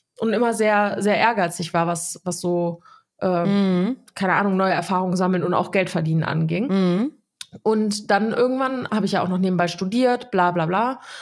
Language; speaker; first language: German; early bilingual, other home language; Serbian